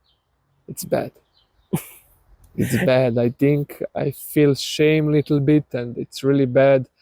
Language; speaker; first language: English; non-native, learner; Serbian